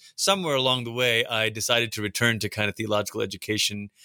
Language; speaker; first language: English; early bilingual, other home language; Tamil